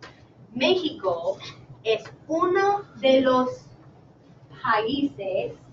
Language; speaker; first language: Spanish; non-native, fluent; English